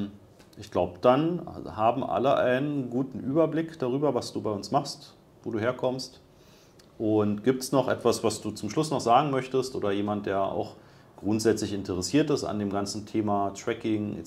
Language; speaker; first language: German; native; German